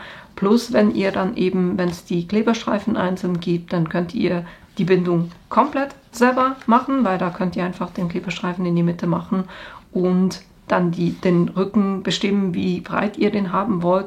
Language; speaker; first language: German; native; German